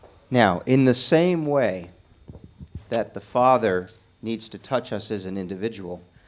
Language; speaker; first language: English; native; English